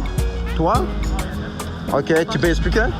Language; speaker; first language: French; non-native, fluent; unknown